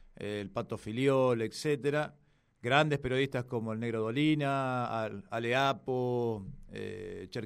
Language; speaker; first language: Spanish; native; Spanish